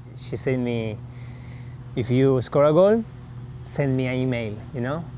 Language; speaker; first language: English; non-native, learner; Spanish